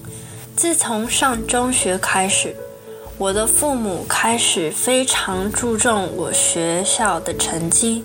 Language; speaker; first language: Chinese; early bilingual, heritage; Chinese